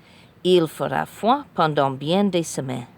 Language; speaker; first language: French; non-native, fluent; English